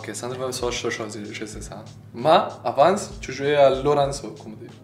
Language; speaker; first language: French; non-native, learner; Slovenian